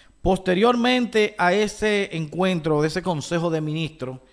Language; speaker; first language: Spanish; native; Spanish